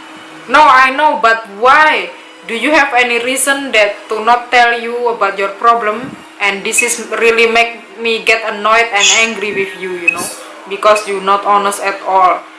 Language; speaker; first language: English; non-native, local second language; Indonesian